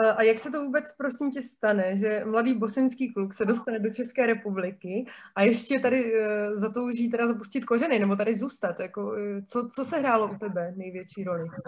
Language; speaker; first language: Czech; native; Czech